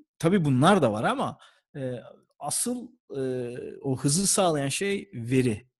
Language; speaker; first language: Turkish; native; Turkish